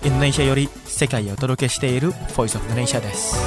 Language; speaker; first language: Japanese; non-native, fluent; Indonesian